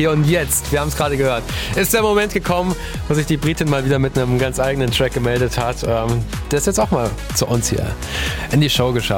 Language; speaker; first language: German; native; German